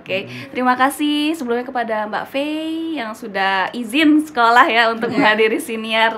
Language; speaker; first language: Indonesian; native; Indonesian